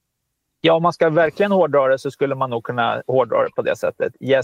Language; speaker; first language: Swedish; native; Swedish